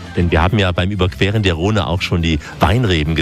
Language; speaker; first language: German; native; German